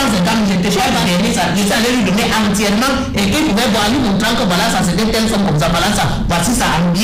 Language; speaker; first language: French; native; French